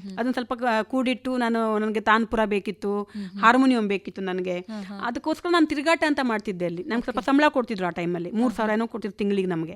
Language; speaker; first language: Kannada; non-native, local second language; Konkani